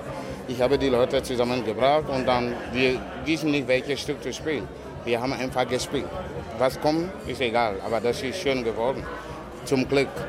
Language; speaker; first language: German; non-native, learner; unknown